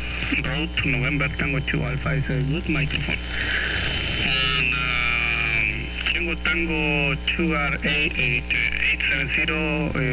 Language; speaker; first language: English; non-native, learner; Spanish